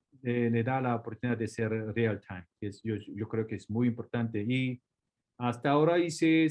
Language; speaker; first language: Spanish; non-native, fluent; Korean